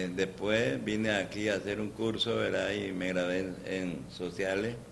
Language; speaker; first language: Spanish; native; Spanish